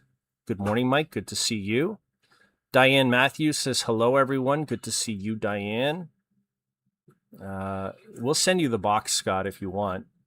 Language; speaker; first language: English; native; English